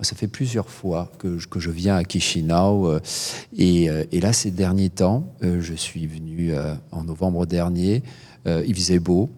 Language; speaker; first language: French; native; French